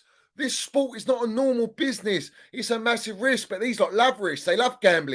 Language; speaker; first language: English; native; English